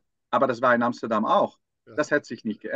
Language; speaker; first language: German; non-native, fluent; Dutch